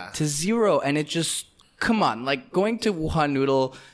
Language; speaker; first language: English; non-native, fluent; Russian